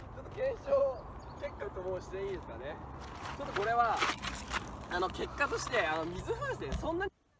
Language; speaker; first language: Japanese; native; Japanese